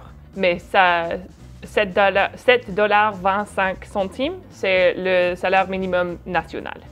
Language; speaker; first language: French; non-native, fluent; English